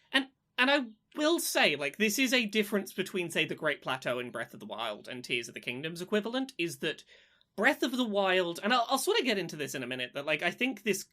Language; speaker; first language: English; native; English